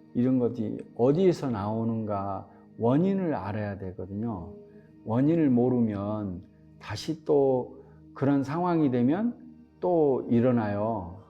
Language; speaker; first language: Korean; native; Korean